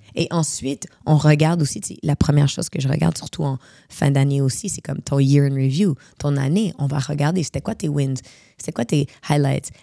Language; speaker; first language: French; native; French